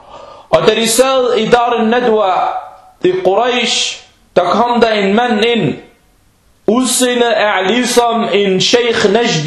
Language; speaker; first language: Danish; non-native, fluent; Arabic